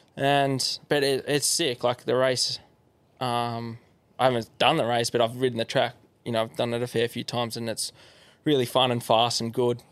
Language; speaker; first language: English; native; English